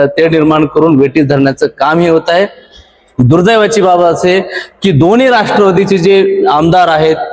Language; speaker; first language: Marathi; non-native, local second language; Urdu